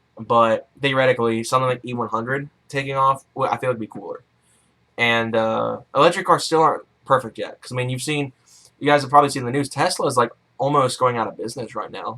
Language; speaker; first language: English; native; English